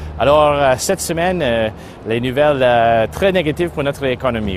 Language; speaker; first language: French; non-native, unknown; English